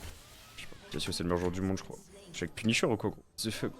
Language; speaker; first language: French; native; French